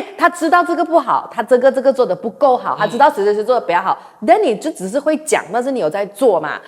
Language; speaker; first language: Chinese; native; Chinese